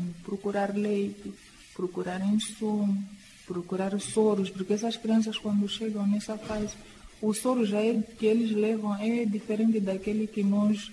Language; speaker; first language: Portuguese; non-native, local second language; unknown